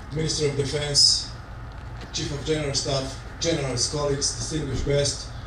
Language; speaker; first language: English; non-native, fluent; Slovenian